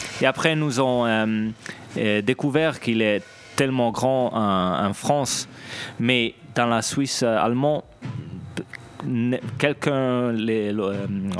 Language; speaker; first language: French; non-native, local second language; Italian